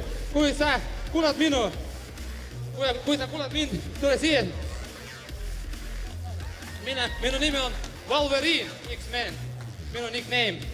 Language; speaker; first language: Estonian; non-native, learner; Georgian